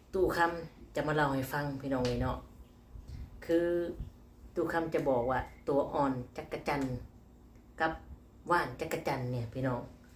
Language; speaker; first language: Lao; native; Lao